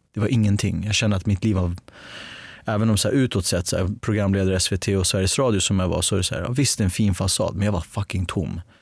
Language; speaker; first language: Swedish; early bilingual, other home language; Armenian